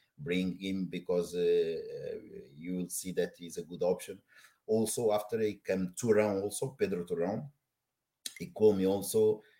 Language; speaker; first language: English; non-native, learner; Portuguese